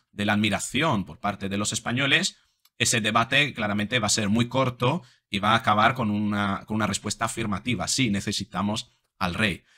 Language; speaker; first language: Spanish; non-native, fluent; Italian